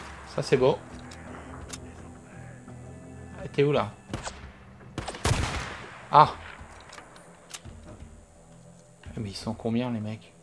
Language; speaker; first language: French; native; French